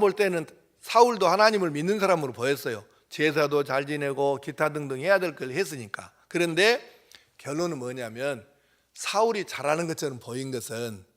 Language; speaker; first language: Korean; native; Korean